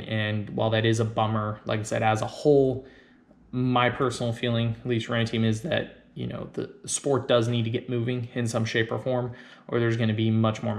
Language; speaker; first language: English; native; English